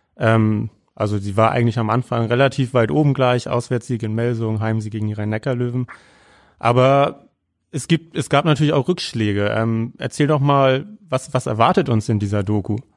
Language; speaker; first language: German; native; German